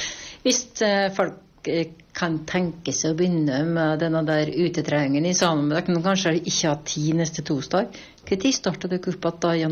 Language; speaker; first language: Norwegian; native; Norwegian